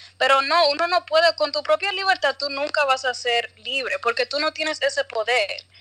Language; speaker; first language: Spanish; early bilingual, other home language; English